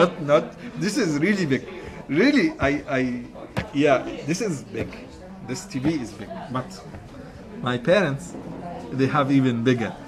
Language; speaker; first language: English; non-native, fluent; Arabic